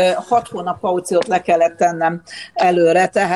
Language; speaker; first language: Hungarian; native; Hungarian